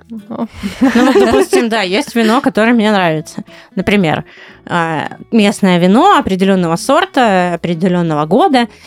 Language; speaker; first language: Russian; native; Russian